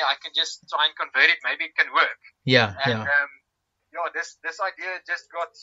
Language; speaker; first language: English; non-native, local second language; Afrikaans